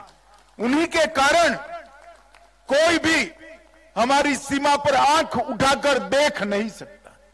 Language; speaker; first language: Hindi; non-native, local second language; Gujarati